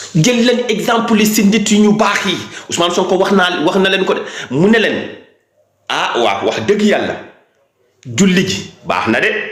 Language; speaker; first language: Wolof; non-native, local second language; Fula